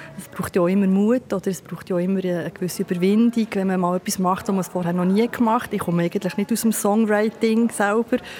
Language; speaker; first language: German; native; German